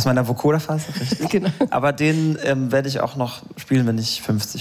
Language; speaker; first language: German; native; German